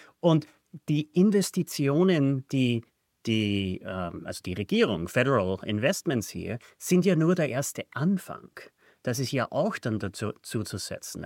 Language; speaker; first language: German; native; German